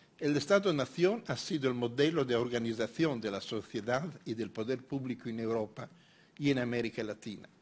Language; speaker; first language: Spanish; non-native, fluent; Italian